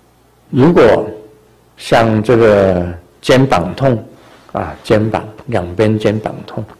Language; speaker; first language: Chinese; native; Chinese